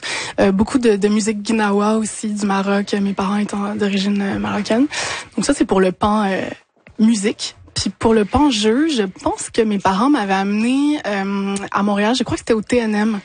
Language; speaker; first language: French; native; French